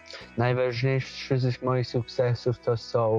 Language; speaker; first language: Polish; early bilingual, heritage; Polish